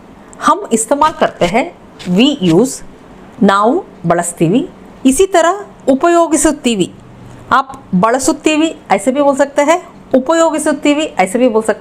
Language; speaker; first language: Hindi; non-native, local second language; Kannada